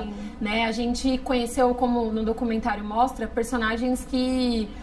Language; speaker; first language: Portuguese; native; Portuguese